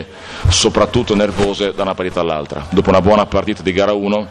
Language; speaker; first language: Italian; native; Italian